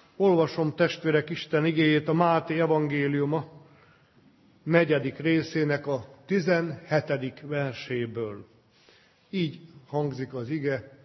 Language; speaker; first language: Hungarian; native; Hungarian